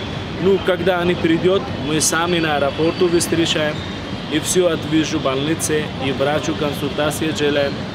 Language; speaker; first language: Russian; non-native, learner; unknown